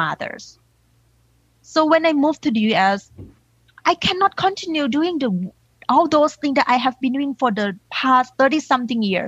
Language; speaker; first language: English; non-native, fluent; Thai